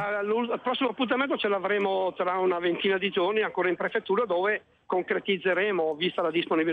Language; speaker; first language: Italian; native; Italian